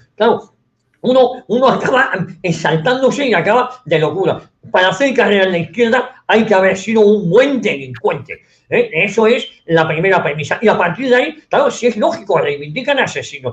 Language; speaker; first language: Spanish; native; Spanish